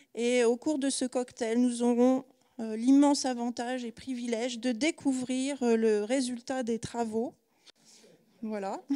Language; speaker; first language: French; native; French